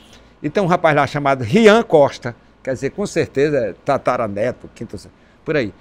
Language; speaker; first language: Portuguese; native; Portuguese